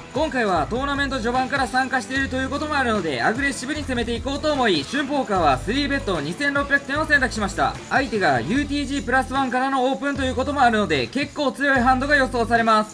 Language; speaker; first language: Japanese; native; Japanese